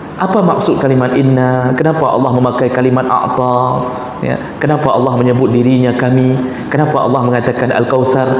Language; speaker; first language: Malay; non-native, local second language; Achinese